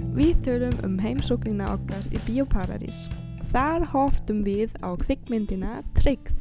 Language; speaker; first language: Icelandic; non-native, learner; German